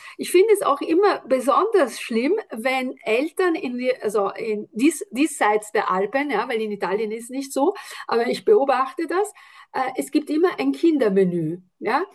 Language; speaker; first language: German; non-native, fluent; Italian